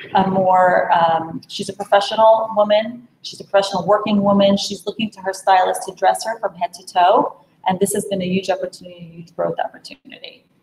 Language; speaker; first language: English; native; English